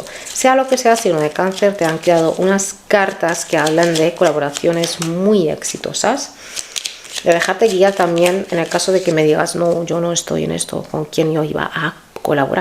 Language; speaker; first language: Spanish; native; Spanish